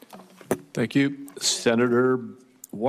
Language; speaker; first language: English; native; English